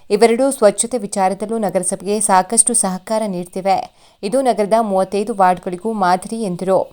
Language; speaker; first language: Kannada; native; Kannada